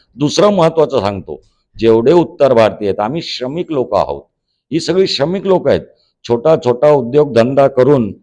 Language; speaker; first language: Marathi; non-native, local second language; Hindi